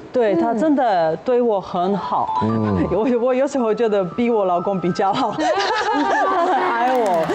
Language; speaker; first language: Chinese; non-native, fluent; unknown